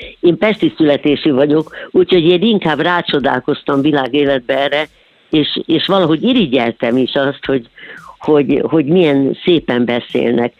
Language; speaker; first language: Hungarian; native; Hungarian